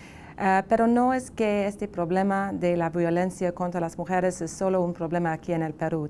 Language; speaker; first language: Spanish; non-native, fluent; English